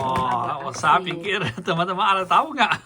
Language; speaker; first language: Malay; non-native, fluent; Chinese